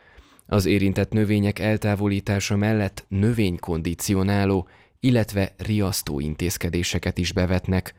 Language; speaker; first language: Hungarian; native; Hungarian